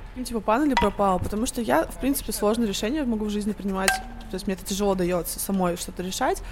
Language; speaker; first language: Russian; native; Russian